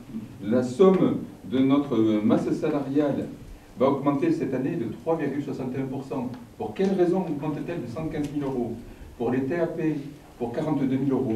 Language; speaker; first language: French; native; French